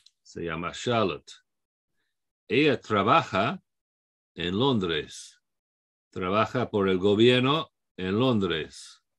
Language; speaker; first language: Spanish; non-native, fluent; English